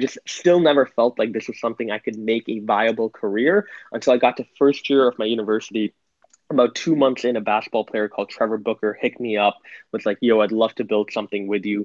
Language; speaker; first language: English; native; English